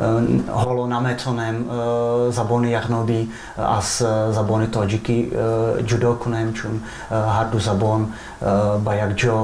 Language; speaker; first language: Persian; non-native, fluent; Czech